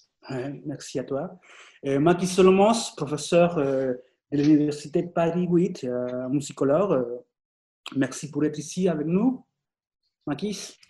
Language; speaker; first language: French; non-native, fluent; Spanish